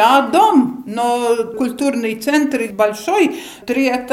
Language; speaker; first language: Russian; non-native, local second language; Latvian